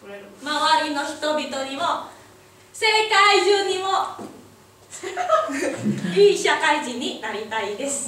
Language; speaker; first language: Japanese; non-native, learner; Indonesian